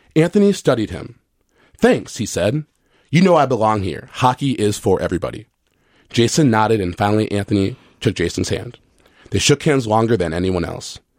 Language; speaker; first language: English; native; English